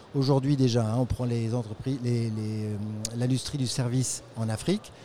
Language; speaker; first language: French; native; French